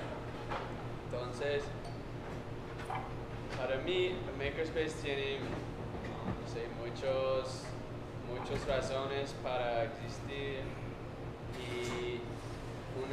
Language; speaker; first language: Spanish; non-native, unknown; English